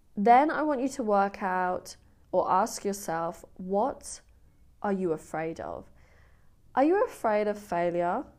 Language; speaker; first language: English; native; English